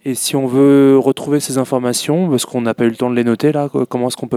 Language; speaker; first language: French; native; French